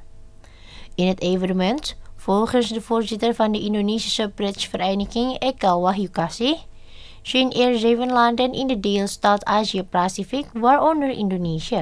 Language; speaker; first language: Dutch; non-native, fluent; Indonesian